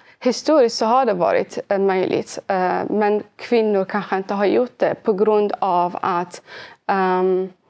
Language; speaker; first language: Swedish; early bilingual, other home language; Arabic